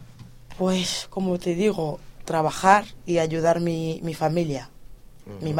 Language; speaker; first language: Spanish; non-native, fluent; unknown